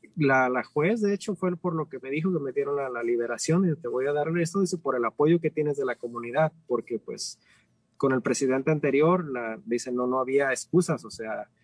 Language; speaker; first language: Spanish; native; Spanish